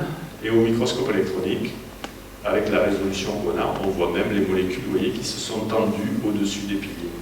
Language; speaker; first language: French; native; French